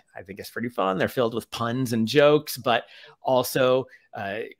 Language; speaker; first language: English; native; English